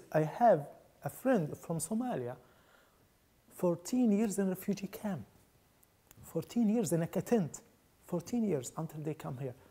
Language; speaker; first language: English; non-native, fluent; Arabic